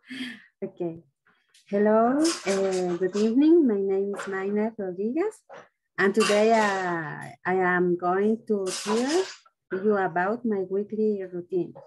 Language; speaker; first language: English; non-native, learner; Spanish